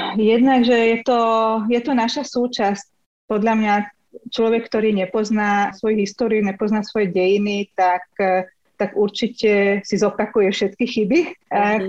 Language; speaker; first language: Slovak; non-native, local second language; Hungarian